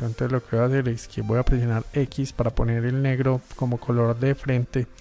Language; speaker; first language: Spanish; native; Spanish